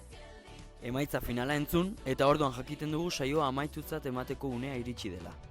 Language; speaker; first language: Basque; native; Basque